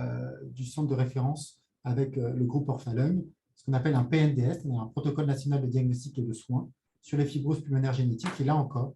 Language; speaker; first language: French; native; French